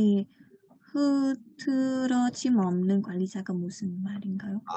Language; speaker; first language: Korean; non-native, fluent; Vietnamese